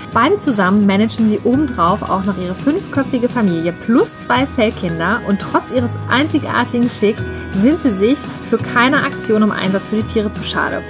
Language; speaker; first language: German; native; German